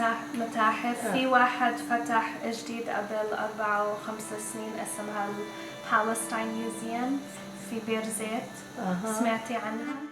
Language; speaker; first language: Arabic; early bilingual, heritage; English